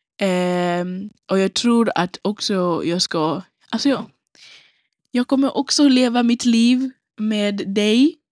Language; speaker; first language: Swedish; non-native, local second language; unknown